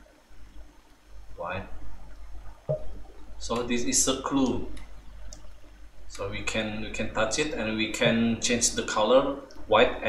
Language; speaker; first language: English; non-native, learner; Indonesian